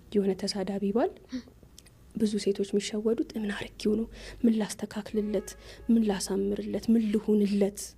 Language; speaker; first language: Amharic; native; Amharic